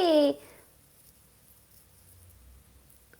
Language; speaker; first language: Arabic; non-native, learner; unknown